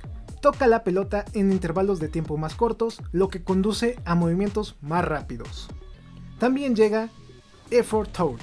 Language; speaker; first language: Spanish; native; Spanish